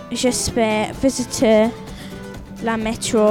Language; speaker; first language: French; non-native, learner; English